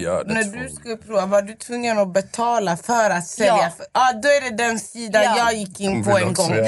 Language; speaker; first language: Swedish; non-native, local second language; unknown